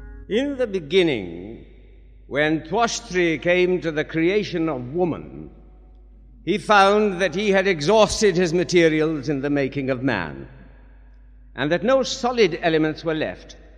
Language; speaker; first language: English; non-native, local second language; Urdu